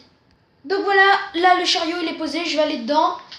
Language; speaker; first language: French; native; French